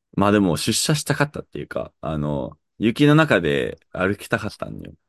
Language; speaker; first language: Japanese; non-native, fluent; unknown